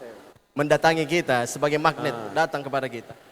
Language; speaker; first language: Indonesian; native; Indonesian